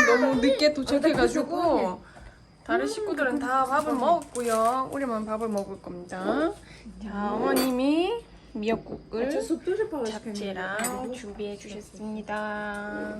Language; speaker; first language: Korean; non-native, fluent; Russian